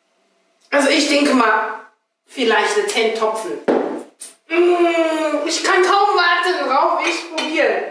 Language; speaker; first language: German; non-native, fluent; Chinese